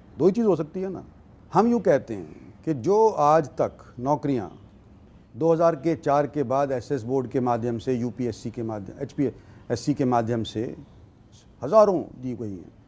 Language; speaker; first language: Hindi; native; Hindi